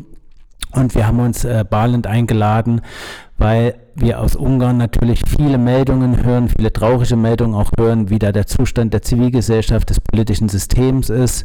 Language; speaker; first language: German; native; German